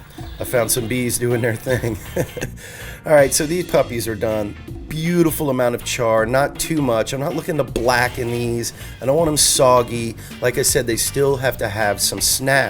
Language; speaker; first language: English; native; English